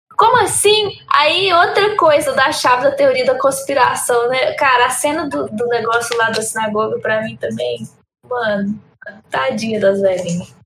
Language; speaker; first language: Portuguese; early bilingual, heritage; Portuguese